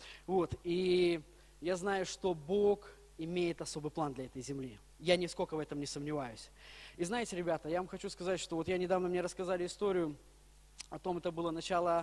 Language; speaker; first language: Russian; native; Russian